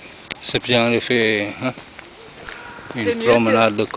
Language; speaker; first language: French; non-native, learner; Khmer